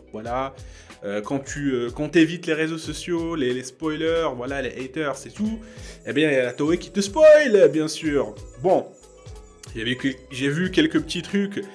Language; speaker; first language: French; native; French